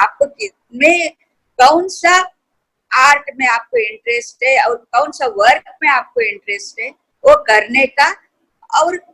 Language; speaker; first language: Hindi; non-native, local second language; Kannada